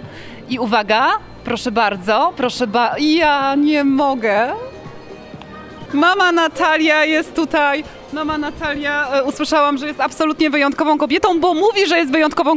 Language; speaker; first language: Polish; native; Polish